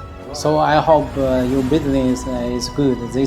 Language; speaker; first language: English; non-native, learner; Chinese